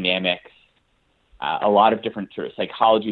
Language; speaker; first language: English; native; English